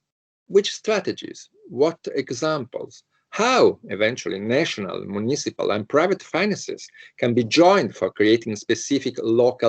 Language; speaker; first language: English; non-native, fluent; Italian